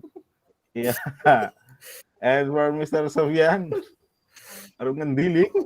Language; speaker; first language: English; non-native, local second language; Indonesian